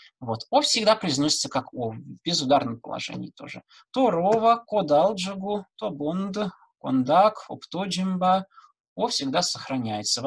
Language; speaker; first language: Russian; native; Russian